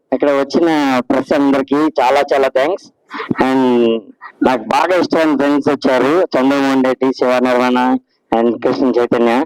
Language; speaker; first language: Telugu; native; Telugu